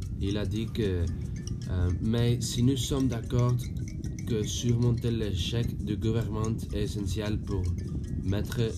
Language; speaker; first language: French; non-native, learner; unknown